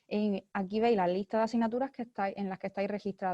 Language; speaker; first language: Spanish; native; Spanish